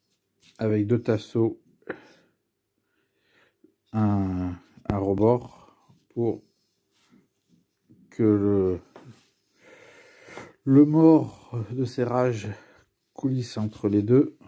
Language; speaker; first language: French; native; French